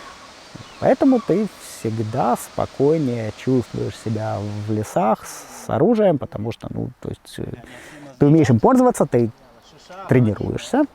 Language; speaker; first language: Russian; native; Russian